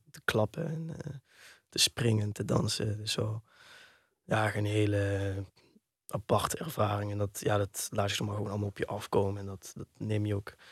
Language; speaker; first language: Dutch; native; Dutch